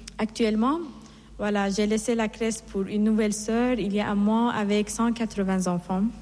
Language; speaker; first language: French; non-native, fluent; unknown